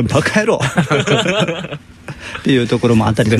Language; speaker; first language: Japanese; native; Japanese